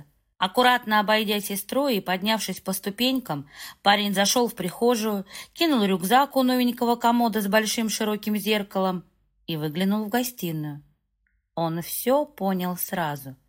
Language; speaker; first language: Russian; native; Russian